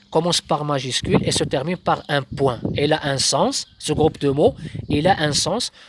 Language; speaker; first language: French; non-native, local second language; Arabic